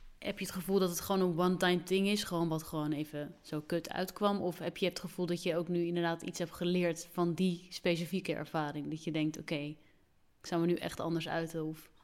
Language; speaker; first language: Dutch; early bilingual, other home language; Arabic